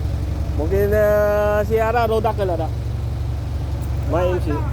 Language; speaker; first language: Arabic; non-native, learner; Filipino